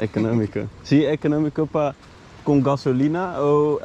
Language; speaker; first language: Spanish; non-native, learner; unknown